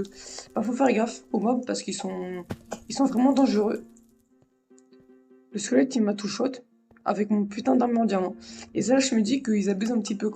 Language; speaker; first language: French; native; French